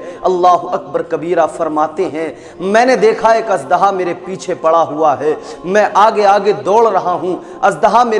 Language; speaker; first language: Urdu; native; Urdu